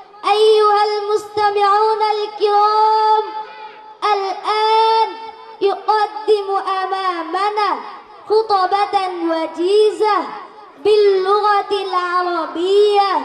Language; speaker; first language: Arabic; non-native, learner; Bangla